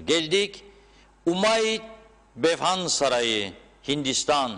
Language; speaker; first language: Turkish; native; Turkish